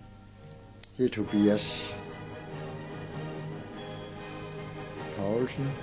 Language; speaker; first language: Danish; native; Danish